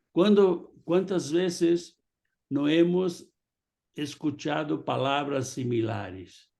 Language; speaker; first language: Spanish; non-native, fluent; Portuguese